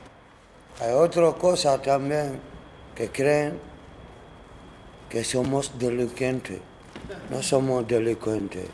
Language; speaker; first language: Spanish; non-native, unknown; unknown